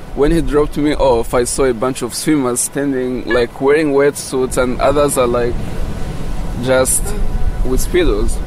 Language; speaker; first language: English; non-native, fluent; Kinyarwanda